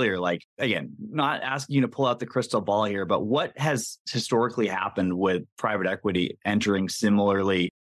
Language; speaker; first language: English; native; English